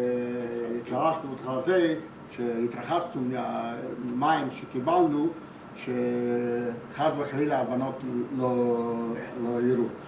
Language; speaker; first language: Hebrew; non-native, fluent; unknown